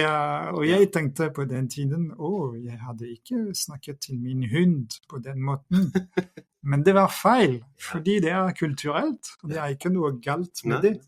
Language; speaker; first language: Norwegian; non-native, fluent; French